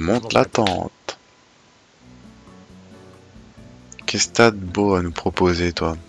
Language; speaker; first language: French; native; French